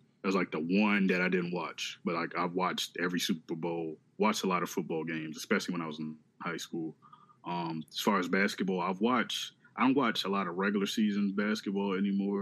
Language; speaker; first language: English; native; English